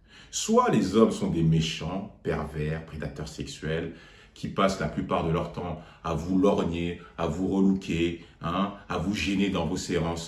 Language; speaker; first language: French; native; French